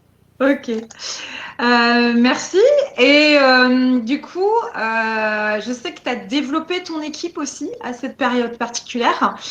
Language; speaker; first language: French; native; French